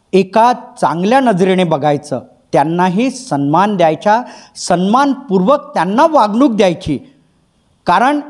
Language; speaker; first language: Marathi; native; Marathi